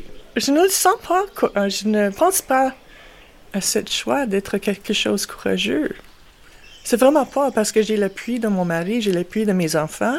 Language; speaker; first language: French; non-native, fluent; English